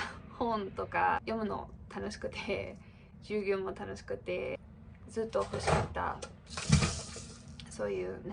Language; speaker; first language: Japanese; non-native, fluent; English